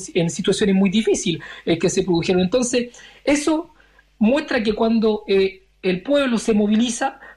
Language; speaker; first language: Spanish; early bilingual, other home language; French